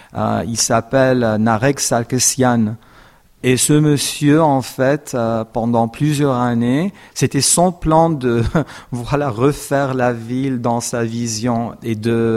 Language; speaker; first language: French; non-native, fluent; Armenian